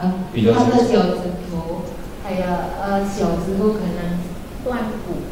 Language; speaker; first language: Chinese; early bilingual, heritage; Indonesian